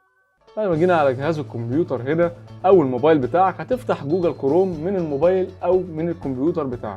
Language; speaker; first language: Arabic; native; Arabic